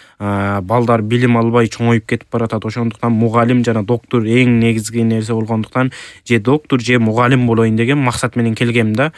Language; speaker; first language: Kyrgyz; early bilingual, heritage; Kyrgyz